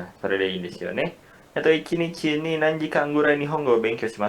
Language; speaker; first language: Japanese; non-native, learner; Indonesian